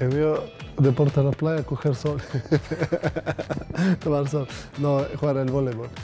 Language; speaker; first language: Spanish; non-native, fluent; Serbian